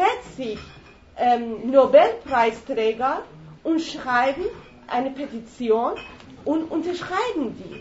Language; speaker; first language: German; non-native, fluent; Persian